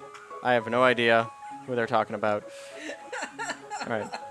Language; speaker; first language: English; native; English